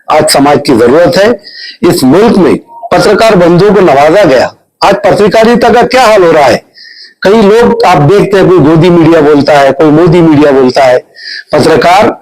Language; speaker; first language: Urdu; native; Urdu